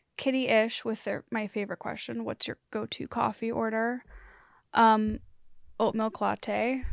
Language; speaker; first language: English; native; English